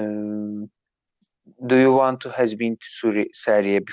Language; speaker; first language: English; non-native, learner; Turkish